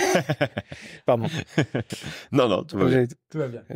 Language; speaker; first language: French; native; French